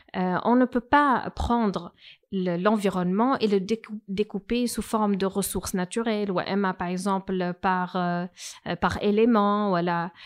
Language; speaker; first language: French; non-native, local second language; Arabic